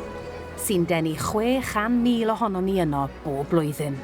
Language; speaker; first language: Welsh; native; Welsh